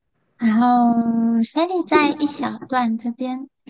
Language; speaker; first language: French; non-native, fluent; Chinese